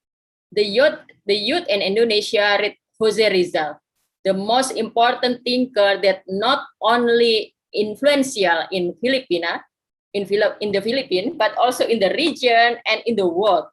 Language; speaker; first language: English; non-native, fluent; Indonesian